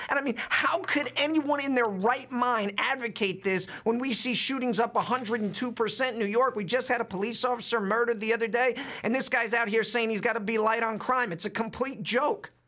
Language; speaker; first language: English; native; English